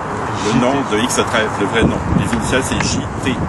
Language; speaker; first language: French; native; French